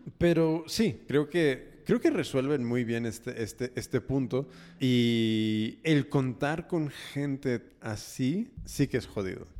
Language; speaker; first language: Spanish; early bilingual, heritage; Spanish